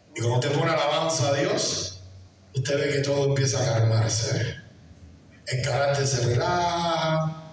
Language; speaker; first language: Spanish; native; Spanish